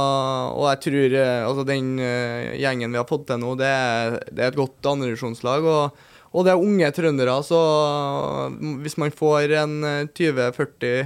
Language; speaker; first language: Norwegian; native; Norwegian